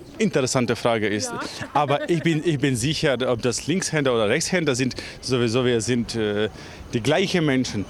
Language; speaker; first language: German; non-native, learner; Ukrainian